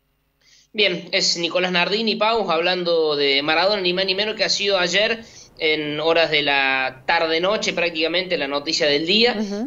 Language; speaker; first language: Spanish; native; Spanish